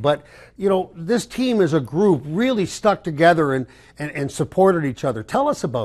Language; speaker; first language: English; native; English